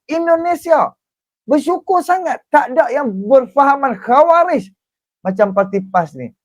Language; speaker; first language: Malay; native; Malay